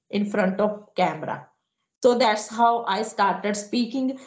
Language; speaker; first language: English; non-native, local second language; Hindi